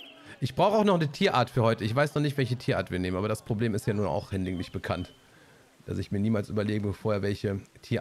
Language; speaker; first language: German; native; German